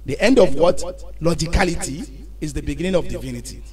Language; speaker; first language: English; non-native, local second language; Yoruba